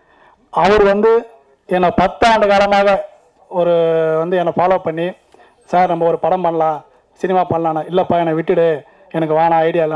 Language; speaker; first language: Tamil; native; Tamil